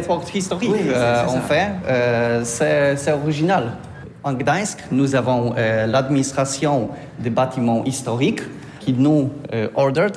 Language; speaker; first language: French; non-native, learner; Polish